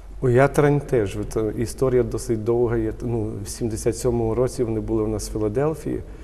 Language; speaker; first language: Ukrainian; early bilingual, heritage; Ukrainian